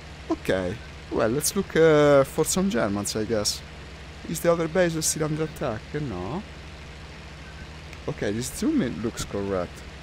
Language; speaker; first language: English; non-native, fluent; Italian